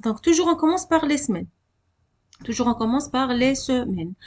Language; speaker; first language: French; non-native, local second language; Arabic